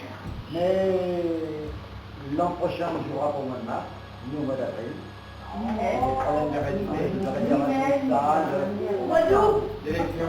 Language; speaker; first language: French; native; French